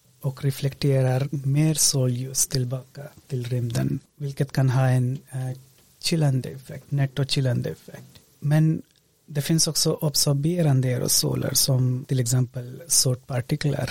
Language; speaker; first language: Swedish; non-native, fluent; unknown